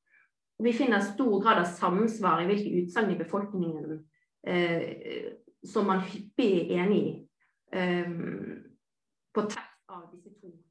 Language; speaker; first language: Norwegian; native; Norwegian